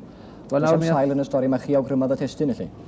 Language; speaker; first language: Welsh; native; Welsh